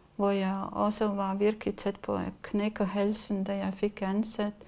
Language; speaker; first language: Danish; non-native, learner; Latvian